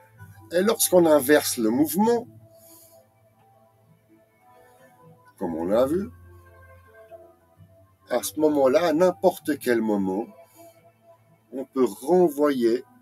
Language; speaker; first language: French; native; French